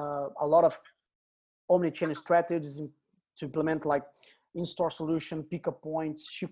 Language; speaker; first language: English; non-native, fluent; Portuguese